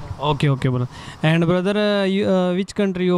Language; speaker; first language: English; non-native, learner; Bangla